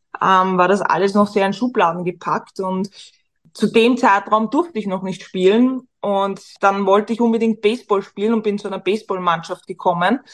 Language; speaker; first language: German; native; German